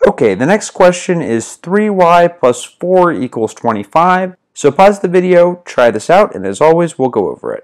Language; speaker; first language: English; native; English